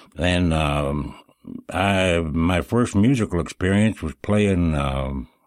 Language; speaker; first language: English; native; English